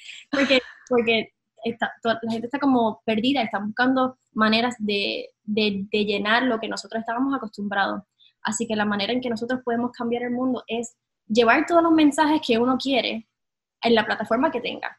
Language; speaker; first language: Spanish; native; Spanish